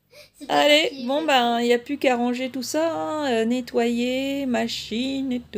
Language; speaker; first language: French; native; French